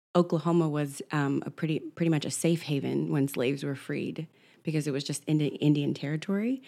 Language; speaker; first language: English; native; English